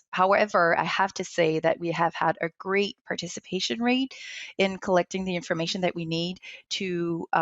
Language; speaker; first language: English; non-native, local second language; French